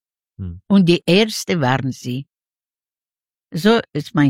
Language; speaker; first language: German; non-native, learner; Yiddish